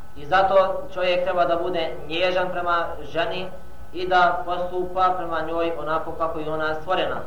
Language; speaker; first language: Bosnian; non-native, fluent; Arabic